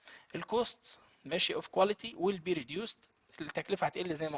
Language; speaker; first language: Arabic; native; Arabic